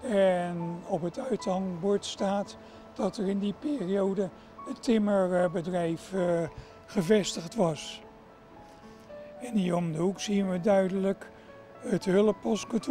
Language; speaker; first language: Dutch; native; Dutch